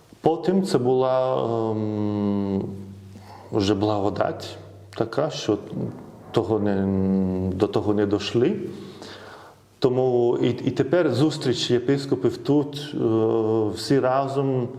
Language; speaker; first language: Ukrainian; non-native, fluent; Lithuanian